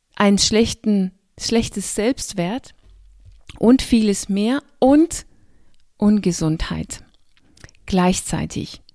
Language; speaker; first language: German; non-native, fluent; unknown